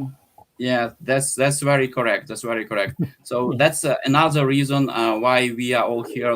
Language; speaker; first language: English; non-native, fluent; Ukrainian